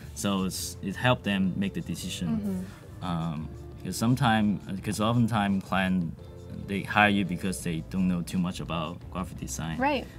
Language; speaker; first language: English; non-native, local second language; Cantonese